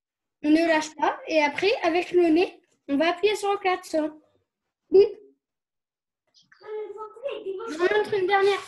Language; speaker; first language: French; native; French